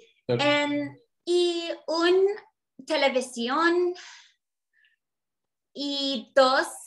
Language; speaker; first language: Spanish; non-native, learner; English